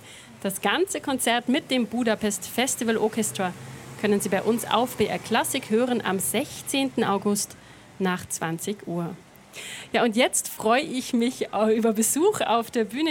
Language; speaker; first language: German; native; German